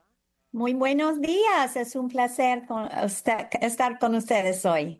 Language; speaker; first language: Spanish; non-native, fluent; English